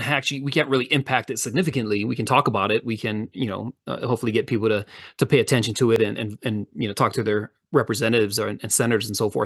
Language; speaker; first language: English; native; English